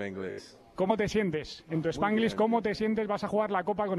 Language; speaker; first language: Spanish; native; Spanish